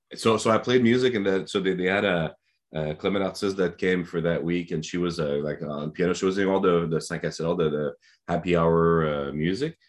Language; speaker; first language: English; non-native, fluent; French